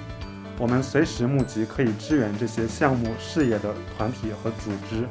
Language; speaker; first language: Chinese; native; Chinese